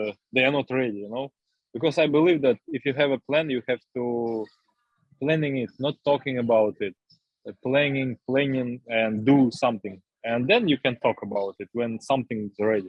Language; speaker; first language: English; non-native, learner; Russian